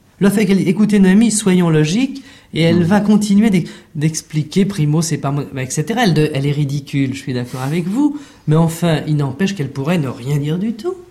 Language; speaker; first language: French; native; French